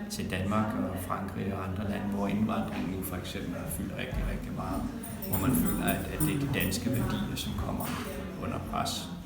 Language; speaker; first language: Danish; native; Danish